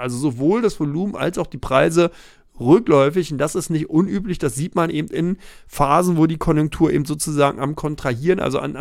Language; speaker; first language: German; native; German